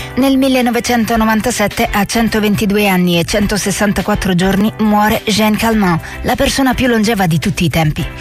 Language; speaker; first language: Italian; native; Italian